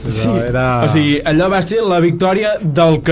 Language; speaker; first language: Catalan; native; Catalan